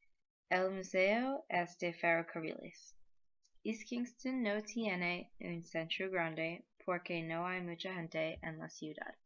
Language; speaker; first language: Spanish; non-native, learner; English